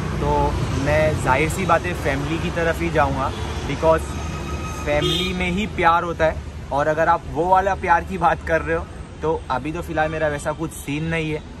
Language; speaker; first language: Hindi; native; Hindi